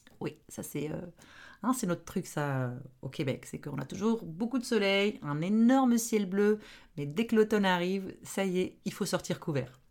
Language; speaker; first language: French; non-native, local second language; Arabic